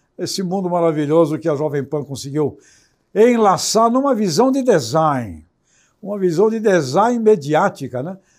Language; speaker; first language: Portuguese; native; Portuguese